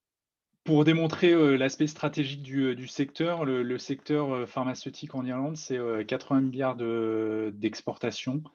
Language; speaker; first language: French; native; French